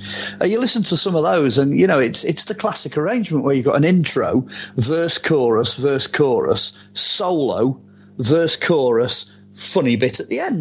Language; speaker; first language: English; native; English